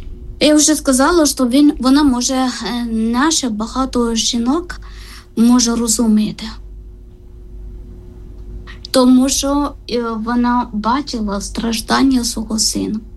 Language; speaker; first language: Ukrainian; non-native, learner; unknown